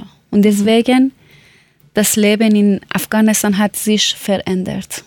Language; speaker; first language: German; non-native, learner; Persian